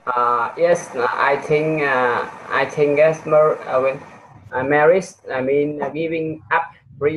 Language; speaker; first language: English; non-native, learner; Vietnamese